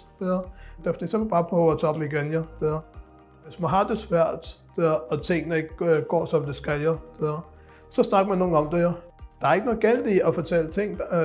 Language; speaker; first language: Danish; non-native, local second language; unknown